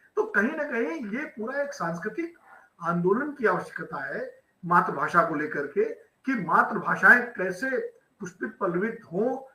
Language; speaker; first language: Hindi; native; Hindi